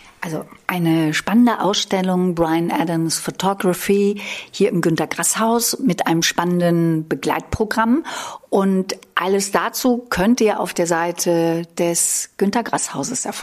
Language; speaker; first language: German; native; German